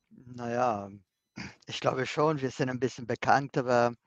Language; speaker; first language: German; non-native, fluent; Spanish